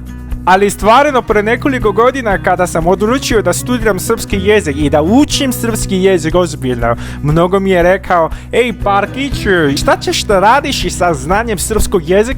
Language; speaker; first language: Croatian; non-native, fluent; Korean